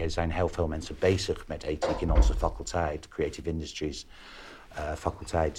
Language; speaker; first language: Dutch; non-native, fluent; English